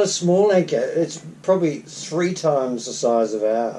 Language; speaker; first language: English; native; English